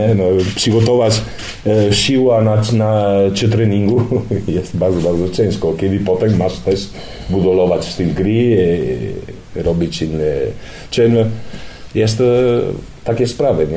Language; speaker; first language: Polish; non-native, learner; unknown